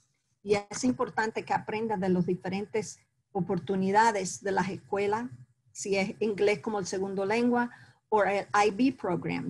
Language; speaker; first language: Spanish; early bilingual, heritage; Spanish